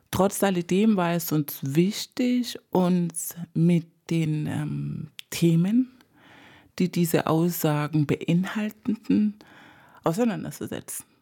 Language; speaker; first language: German; non-native, fluent; Spanish